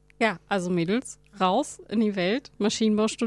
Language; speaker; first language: German; native; German